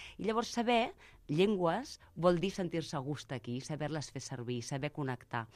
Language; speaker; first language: Catalan; native; Catalan